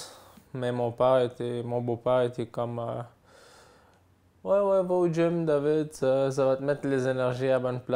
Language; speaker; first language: French; native; French